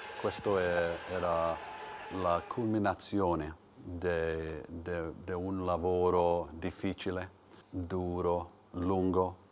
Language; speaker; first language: Italian; non-native, learner; English